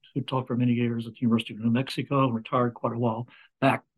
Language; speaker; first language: English; native; English